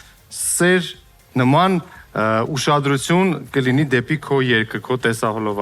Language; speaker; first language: Armenian; native; Armenian